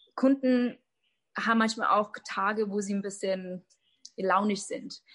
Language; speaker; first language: German; native; German